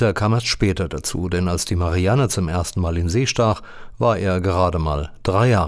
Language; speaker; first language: German; native; German